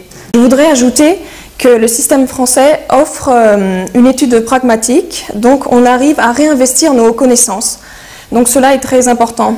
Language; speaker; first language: French; early bilingual, heritage; French